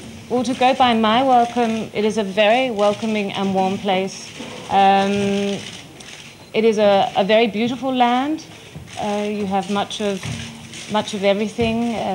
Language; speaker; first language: English; native; English